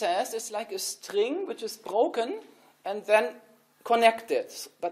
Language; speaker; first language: English; non-native, fluent; German